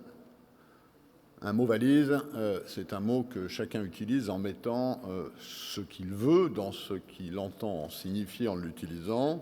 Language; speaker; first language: French; native; French